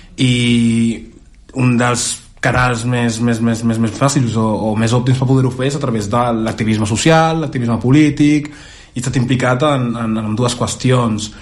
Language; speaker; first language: Catalan; early bilingual, other home language; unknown